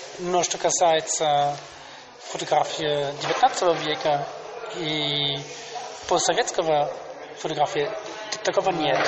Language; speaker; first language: Russian; non-native, learner; German